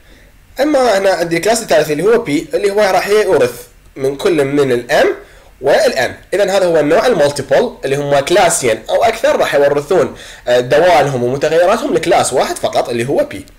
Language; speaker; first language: Arabic; native; Arabic